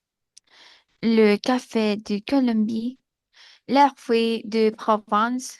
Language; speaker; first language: French; non-native, learner; Spanish